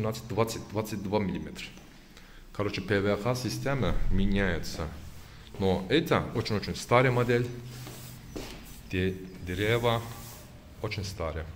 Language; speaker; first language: Russian; non-native, learner; Turkish